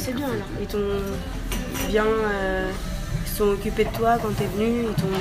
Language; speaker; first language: French; native; French